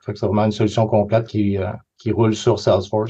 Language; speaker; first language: French; native; French